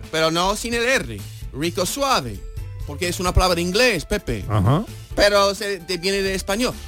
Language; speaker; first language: Spanish; non-native, fluent; English